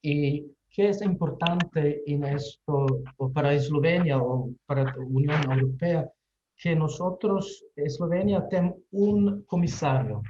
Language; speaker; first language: Spanish; non-native, fluent; Slovenian